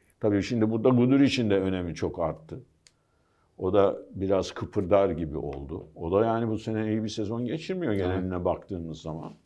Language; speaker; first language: Turkish; early bilingual, heritage; Turkish